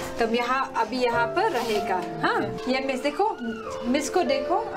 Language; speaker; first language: Hindi; non-native, local second language; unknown